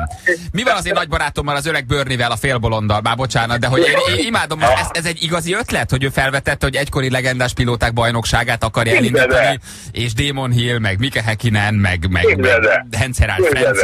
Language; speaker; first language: Hungarian; native; Hungarian